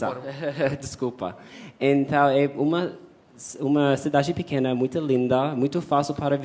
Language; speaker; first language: Portuguese; non-native, fluent; English